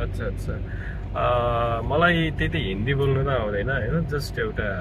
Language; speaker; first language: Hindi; non-native, learner; Nepali